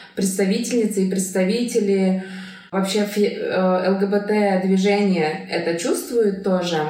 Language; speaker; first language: Russian; non-native, local second language; Kyrgyz